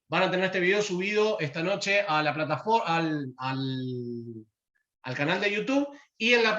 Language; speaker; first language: Spanish; native; Spanish